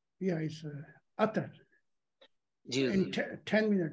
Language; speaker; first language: German; non-native, learner; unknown